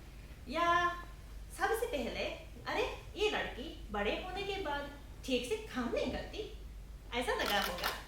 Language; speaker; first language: Hindi; non-native, fluent; Japanese